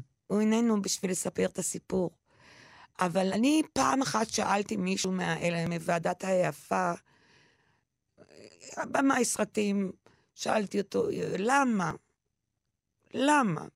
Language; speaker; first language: Hebrew; non-native, local second language; French